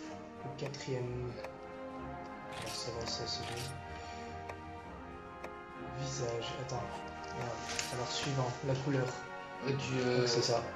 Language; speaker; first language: French; native; French